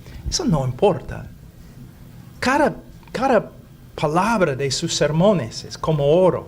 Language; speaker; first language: Spanish; non-native, fluent; English